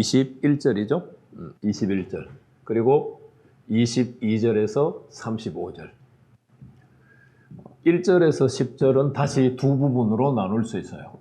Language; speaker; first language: Korean; native; Korean